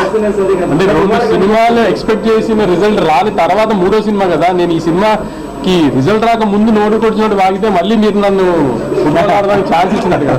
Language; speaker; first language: Telugu; native; Telugu